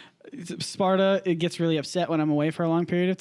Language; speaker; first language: English; native; English